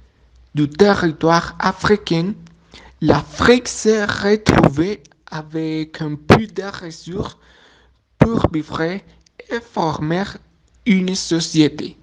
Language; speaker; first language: French; non-native, learner; Spanish